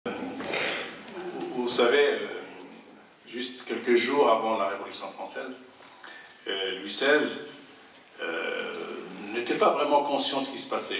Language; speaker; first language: French; non-native, local second language; Arabic